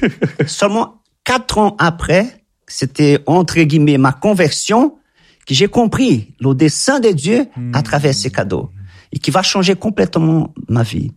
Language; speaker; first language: French; non-native, fluent; Portuguese